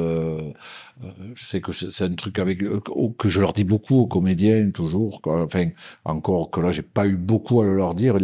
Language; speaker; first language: French; native; French